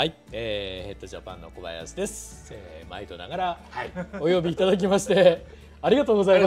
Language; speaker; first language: Japanese; native; Japanese